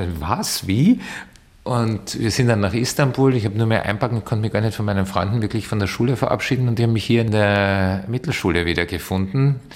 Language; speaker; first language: German; early bilingual, heritage; German